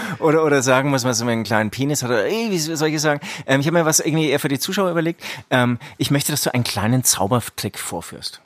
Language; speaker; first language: German; early bilingual, other home language; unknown